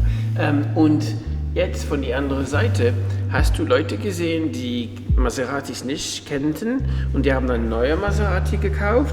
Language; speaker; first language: German; non-native, fluent; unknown